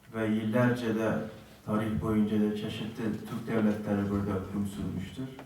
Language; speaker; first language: Turkish; non-native, fluent; Uzbek